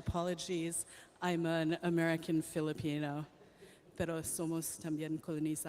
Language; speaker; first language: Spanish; non-native, learner; English